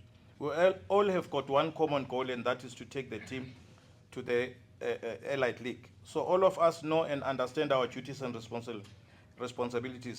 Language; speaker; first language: English; non-native, local second language; Zulu